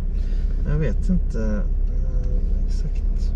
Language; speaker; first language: Swedish; native; Swedish